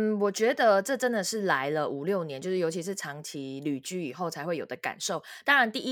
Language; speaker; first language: Chinese; native; Chinese